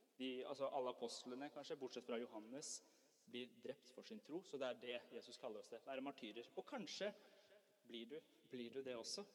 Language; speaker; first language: Norwegian; early bilingual, other home language; Persian